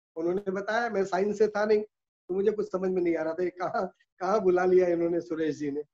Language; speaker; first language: Hindi; native; Hindi